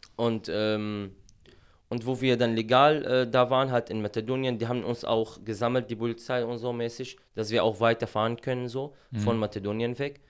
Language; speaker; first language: German; non-native, fluent; Arabic